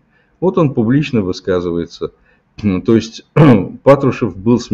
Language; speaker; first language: Russian; native; Russian